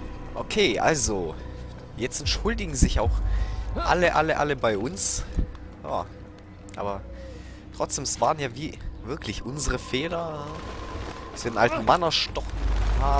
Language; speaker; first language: German; native; German